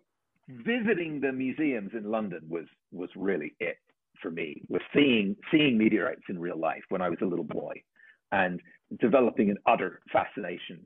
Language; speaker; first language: English; native; English